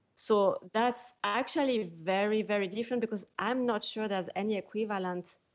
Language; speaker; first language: English; non-native, fluent; French